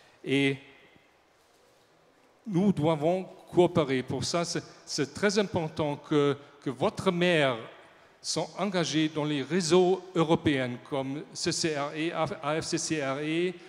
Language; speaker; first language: French; non-native, learner; German